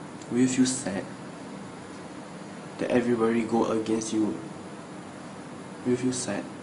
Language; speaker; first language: English; non-native, local second language; Chinese